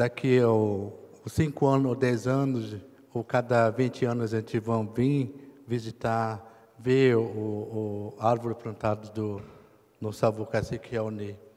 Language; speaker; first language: Portuguese; non-native, local second language; Kayapó